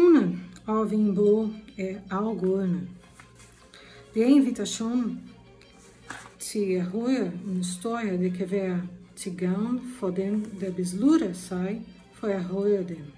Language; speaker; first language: Danish; non-native, learner; Portuguese